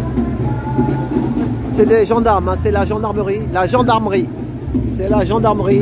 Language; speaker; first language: French; native; French